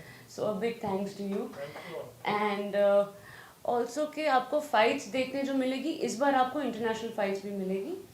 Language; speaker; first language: Hindi; native; Hindi